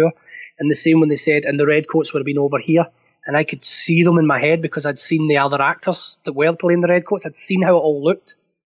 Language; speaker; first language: English; native; English